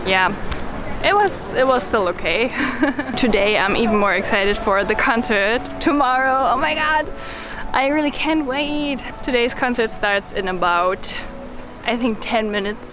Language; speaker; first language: English; non-native, fluent; German